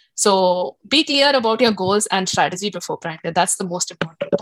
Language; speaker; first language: English; non-native, local second language; Hindi